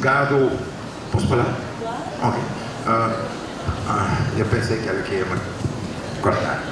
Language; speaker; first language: Portuguese; non-native, fluent; Dutch